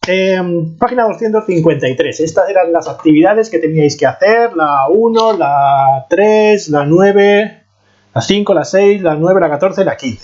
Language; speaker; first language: Spanish; native; Spanish